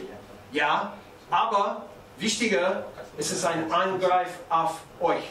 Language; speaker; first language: German; non-native, learner; English